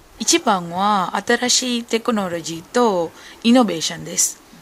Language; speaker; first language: Japanese; non-native, learner; Sinhala